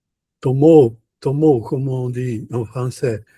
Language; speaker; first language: French; non-native, learner; Portuguese